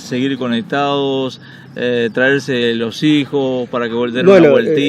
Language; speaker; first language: Spanish; native; Spanish